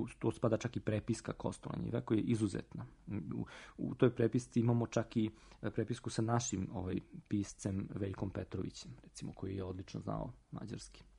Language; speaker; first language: Serbian; native; Serbian